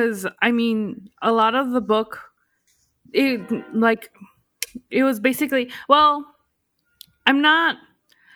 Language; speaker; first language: English; early bilingual, other home language; Spanish